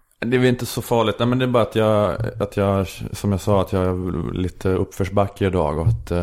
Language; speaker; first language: Swedish; native; Swedish